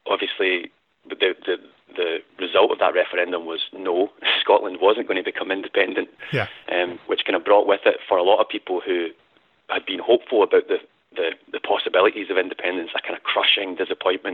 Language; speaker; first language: English; native; English